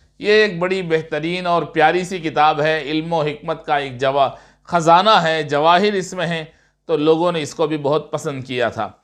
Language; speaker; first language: Urdu; native; Urdu